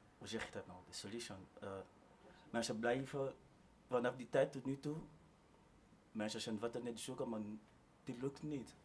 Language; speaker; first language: Dutch; non-native, learner; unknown